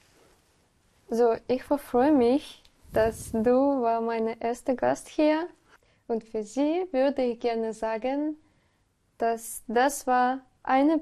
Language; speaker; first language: German; non-native, learner; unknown